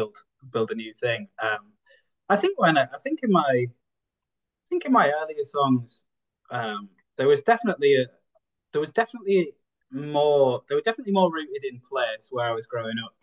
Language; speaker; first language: English; native; English